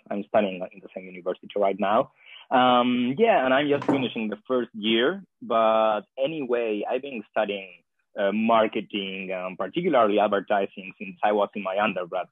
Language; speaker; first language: English; non-native, fluent; Spanish